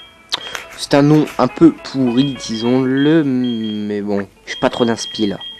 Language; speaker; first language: French; native; French